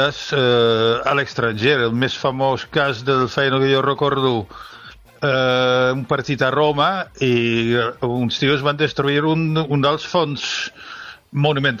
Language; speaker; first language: Catalan; non-native, fluent; Dutch